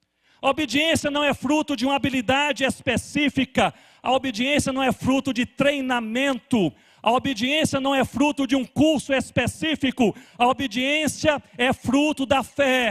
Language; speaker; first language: Portuguese; native; Portuguese